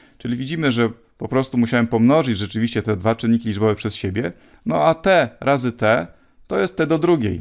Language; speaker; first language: Polish; native; Polish